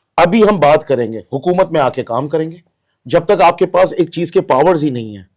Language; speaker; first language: Urdu; non-native, local second language; Baluchi